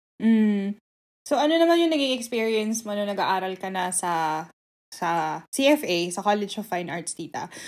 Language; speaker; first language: Filipino; native; Filipino